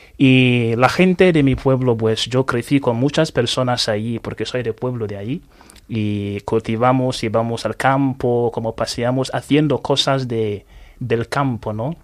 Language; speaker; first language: Spanish; non-native, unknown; Igbo